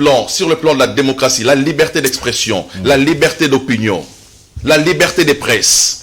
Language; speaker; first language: French; non-native, local second language; Lingala